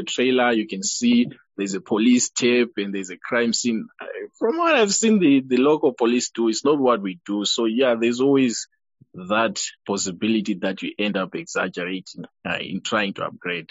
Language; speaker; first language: English; non-native, local second language; Shona